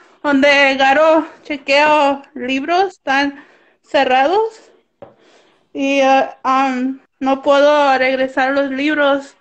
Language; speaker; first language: Spanish; early bilingual, heritage; Spanish